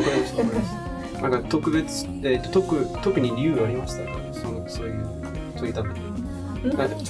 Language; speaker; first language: Japanese; non-native, learner; English